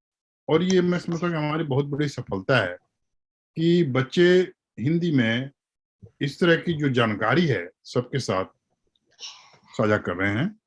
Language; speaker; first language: Hindi; native; Hindi